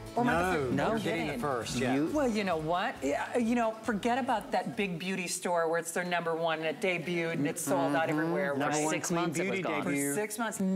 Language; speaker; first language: English; native; English